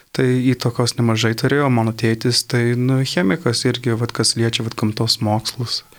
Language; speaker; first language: Lithuanian; early bilingual, heritage; Lithuanian